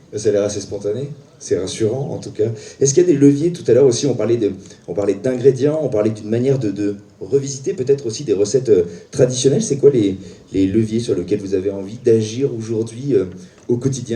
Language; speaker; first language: French; native; French